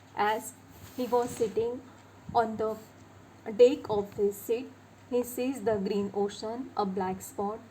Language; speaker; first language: English; non-native, local second language; Marathi